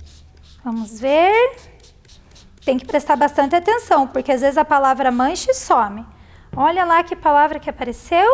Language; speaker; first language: Portuguese; native; Portuguese